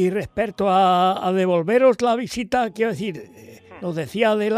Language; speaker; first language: Spanish; native; Spanish